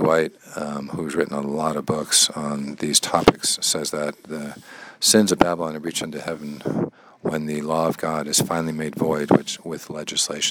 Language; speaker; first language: English; native; English